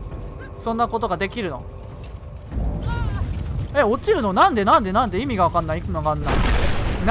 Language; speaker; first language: Japanese; native; Japanese